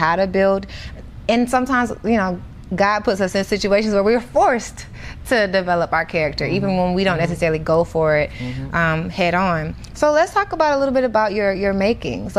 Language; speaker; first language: English; native; English